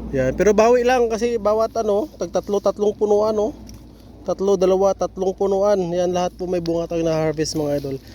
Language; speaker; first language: Filipino; native; Filipino